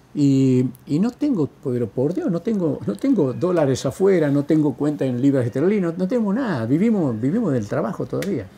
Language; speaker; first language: Spanish; native; Spanish